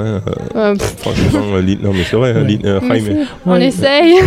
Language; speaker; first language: French; non-native, fluent; German